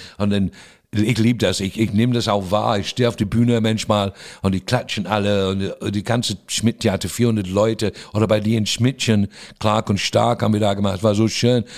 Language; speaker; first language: German; non-native, fluent; English